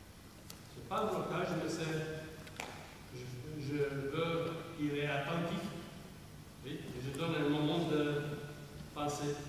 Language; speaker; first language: French; non-native, fluent; Romanian